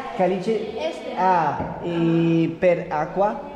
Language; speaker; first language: Italian; non-native, learner; French